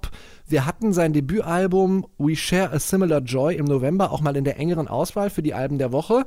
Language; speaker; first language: German; native; German